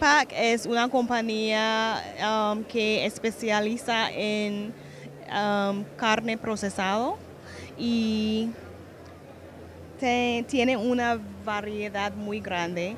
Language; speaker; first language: Spanish; non-native, learner; English